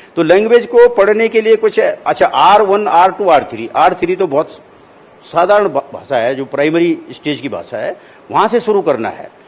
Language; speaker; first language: Hindi; native; Hindi